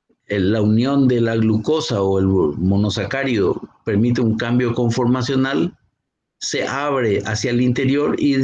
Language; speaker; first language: Spanish; native; Spanish